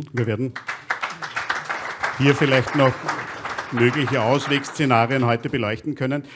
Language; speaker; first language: German; native; German